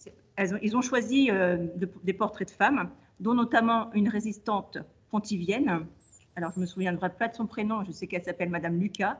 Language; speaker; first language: French; native; French